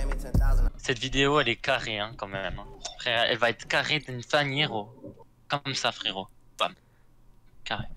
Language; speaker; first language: French; native; French